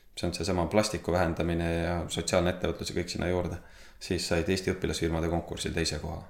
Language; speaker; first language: Estonian; native; Estonian